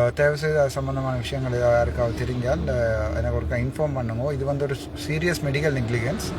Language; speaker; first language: Tamil; native; Tamil